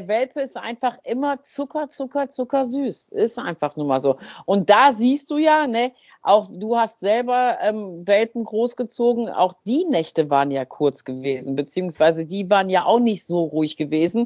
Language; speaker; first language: German; native; German